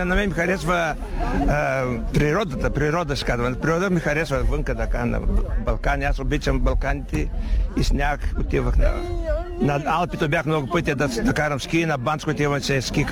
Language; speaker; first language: Bulgarian; non-native, learner; Macedonian